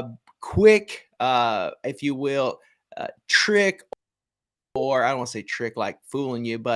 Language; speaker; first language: English; native; English